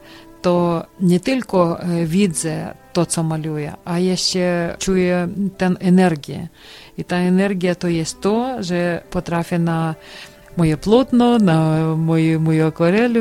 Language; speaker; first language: Polish; non-native, learner; Ukrainian